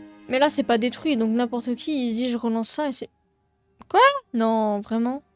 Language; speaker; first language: French; native; French